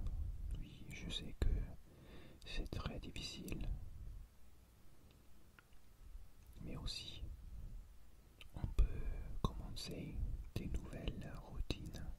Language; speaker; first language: French; non-native, learner; English